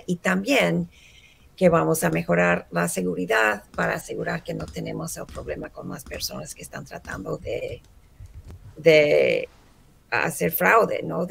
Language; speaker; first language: Spanish; early bilingual, heritage; Spanish